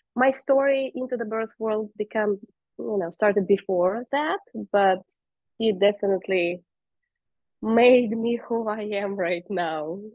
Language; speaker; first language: English; non-native, fluent; Russian